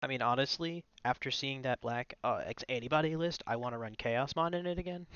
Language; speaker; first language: English; native; English